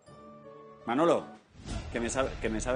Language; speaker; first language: Spanish; native; Spanish